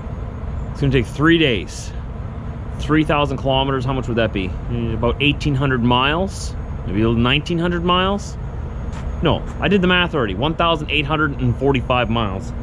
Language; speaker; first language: English; native; English